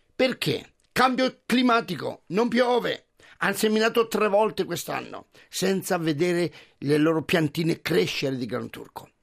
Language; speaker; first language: Italian; native; Italian